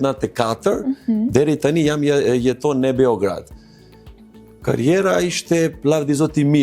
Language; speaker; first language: Albanian; non-native, learner; Serbian